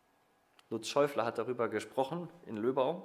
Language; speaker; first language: German; native; German